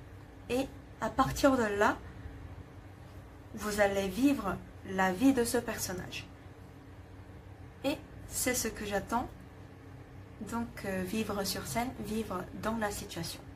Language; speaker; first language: French; non-native, fluent; Korean